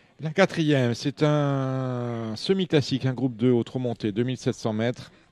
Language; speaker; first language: French; native; French